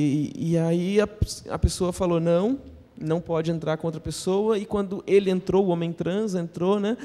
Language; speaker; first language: Portuguese; native; Portuguese